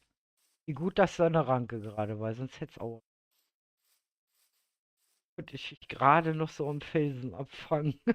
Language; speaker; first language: German; native; German